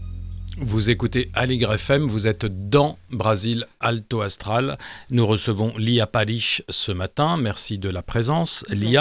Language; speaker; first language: French; native; French